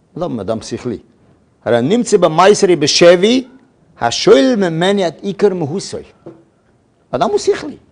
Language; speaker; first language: Hebrew; non-native, fluent; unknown